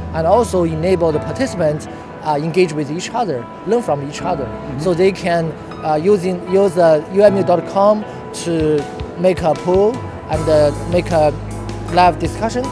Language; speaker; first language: English; non-native, fluent; Chinese